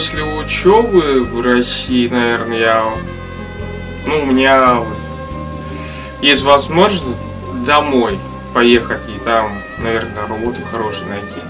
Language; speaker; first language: Russian; non-native, learner; Vietnamese